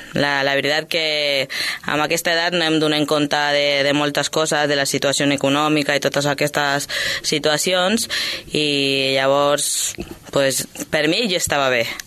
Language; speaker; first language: Catalan; early bilingual, other home language; Spanish